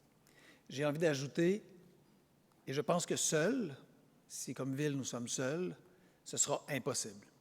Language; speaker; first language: French; native; French